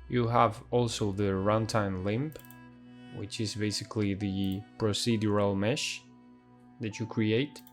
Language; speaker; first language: English; non-native, fluent; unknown